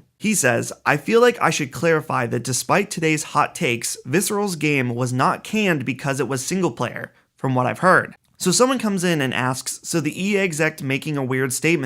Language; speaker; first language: English; native; English